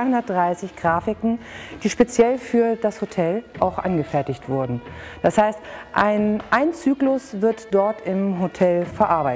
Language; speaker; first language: German; native; German